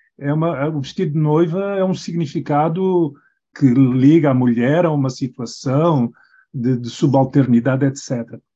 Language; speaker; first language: Portuguese; native; Portuguese